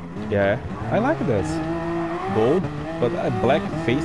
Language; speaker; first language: English; non-native, learner; Portuguese